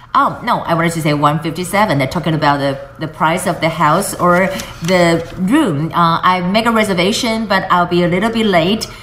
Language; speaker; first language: English; non-native, fluent; Chinese